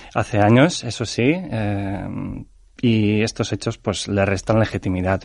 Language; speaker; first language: Spanish; non-native, fluent; Ukrainian